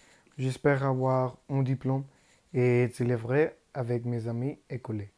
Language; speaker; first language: French; non-native, learner; Spanish